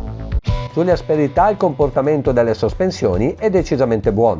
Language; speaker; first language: Italian; native; Italian